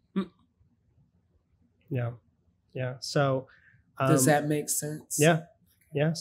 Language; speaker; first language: English; early bilingual, other home language; Russian